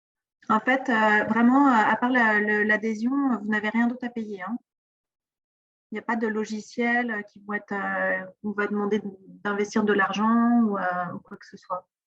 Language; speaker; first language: French; native; French